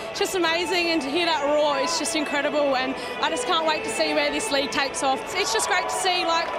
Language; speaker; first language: English; native; English